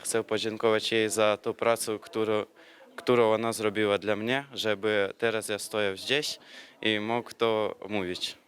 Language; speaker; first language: Polish; non-native, learner; Ukrainian